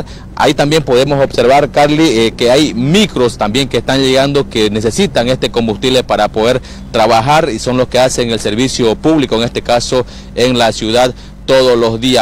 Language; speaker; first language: Spanish; native; Spanish